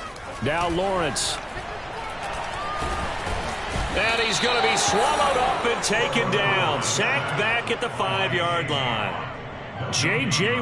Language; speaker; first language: English; native; English